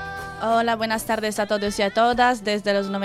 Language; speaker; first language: Spanish; native; Spanish